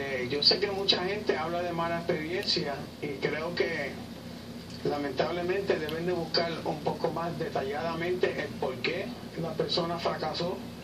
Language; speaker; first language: Spanish; early bilingual, heritage; Spanish